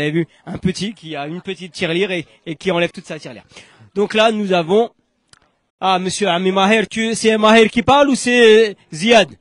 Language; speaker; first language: French; native; French